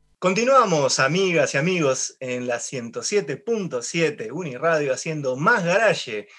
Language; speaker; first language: Spanish; native; Spanish